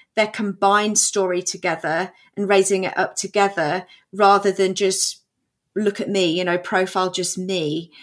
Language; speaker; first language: English; native; English